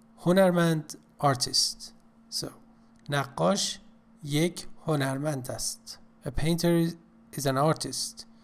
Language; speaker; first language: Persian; native; Persian